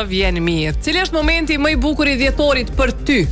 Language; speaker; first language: Albanian; native; Albanian